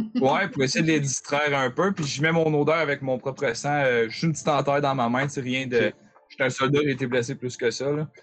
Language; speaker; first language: French; native; French